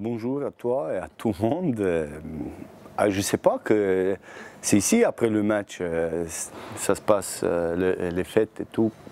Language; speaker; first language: French; non-native, learner; Bosnian